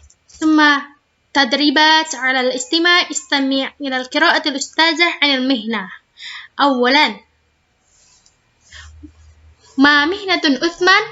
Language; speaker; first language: Arabic; non-native, learner; Indonesian